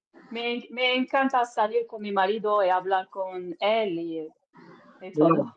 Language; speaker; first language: Spanish; non-native, learner; Arabic